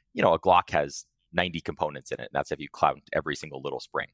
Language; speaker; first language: English; native; English